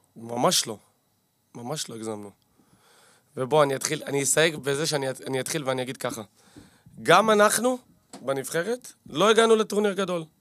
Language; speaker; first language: Hebrew; native; Hebrew